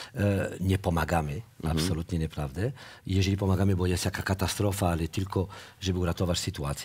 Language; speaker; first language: Polish; non-native, fluent; French